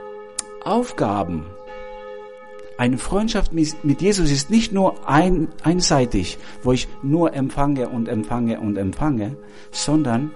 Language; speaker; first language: German; non-native, fluent; Albanian